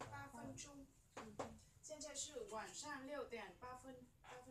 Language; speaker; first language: Chinese; non-native, learner; Vietnamese